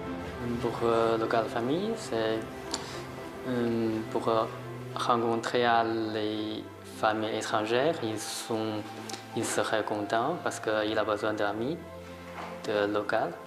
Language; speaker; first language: French; non-native, learner; Chinese